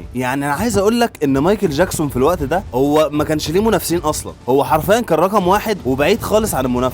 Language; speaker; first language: Arabic; native; Arabic